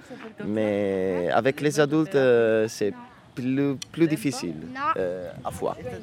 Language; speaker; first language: French; non-native, learner; Italian